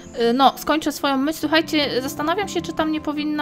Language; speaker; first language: Polish; native; Polish